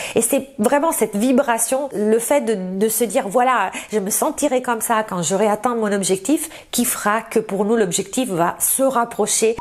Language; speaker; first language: French; non-native, fluent; Italian